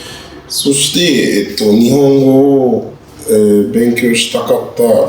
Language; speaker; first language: Japanese; non-native, fluent; English